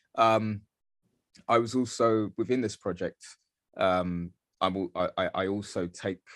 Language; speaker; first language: English; native; English